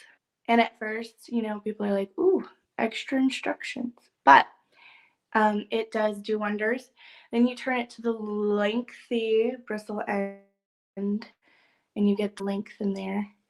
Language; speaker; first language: English; native; English